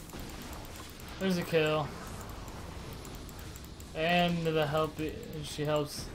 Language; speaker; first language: English; native; English